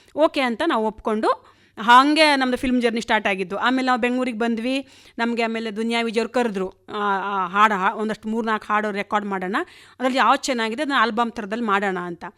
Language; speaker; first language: Kannada; non-native, local second language; Konkani